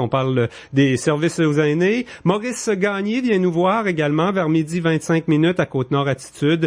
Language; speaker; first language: French; native; French